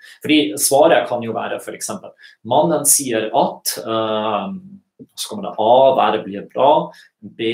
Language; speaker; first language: Norwegian; non-native, fluent; German